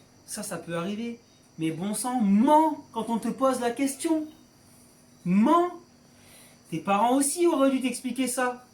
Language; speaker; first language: French; native; French